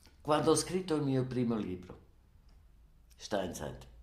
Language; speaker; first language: Italian; non-native, learner; German